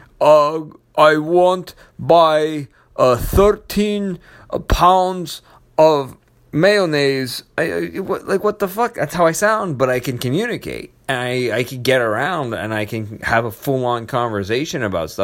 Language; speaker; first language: English; native; English